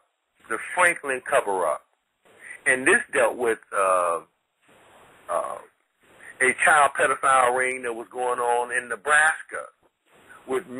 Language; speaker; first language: English; native; English